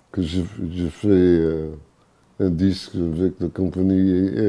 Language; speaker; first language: French; non-native, fluent; English